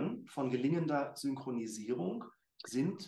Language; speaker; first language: German; native; German